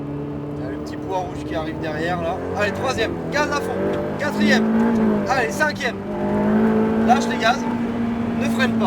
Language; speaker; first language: French; native; French